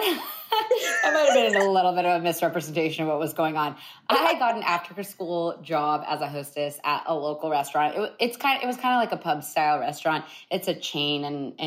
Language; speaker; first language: English; native; English